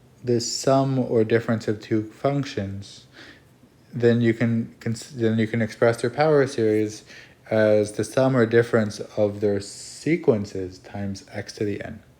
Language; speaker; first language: English; native; English